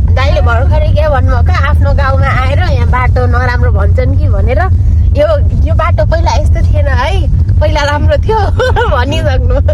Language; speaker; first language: Nepali; native; Nepali